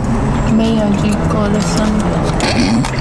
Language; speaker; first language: Portuguese; non-native, learner; English